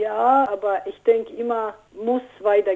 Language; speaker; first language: German; non-native, learner; Bosnian